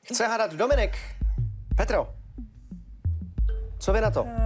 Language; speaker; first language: Czech; native; Czech